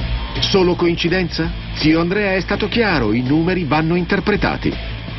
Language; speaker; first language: Italian; native; Italian